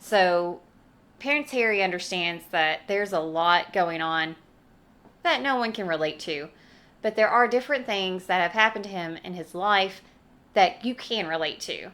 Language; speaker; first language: English; native; English